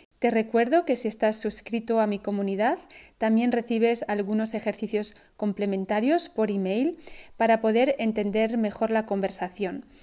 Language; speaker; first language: Spanish; native; Spanish